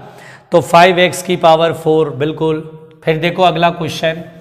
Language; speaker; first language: Hindi; native; Hindi